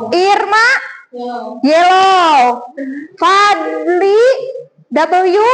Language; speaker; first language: English; non-native, learner; Indonesian